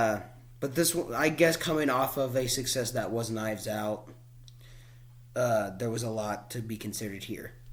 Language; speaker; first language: English; native; English